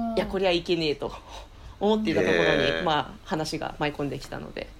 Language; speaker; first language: Japanese; early bilingual, heritage; Finnish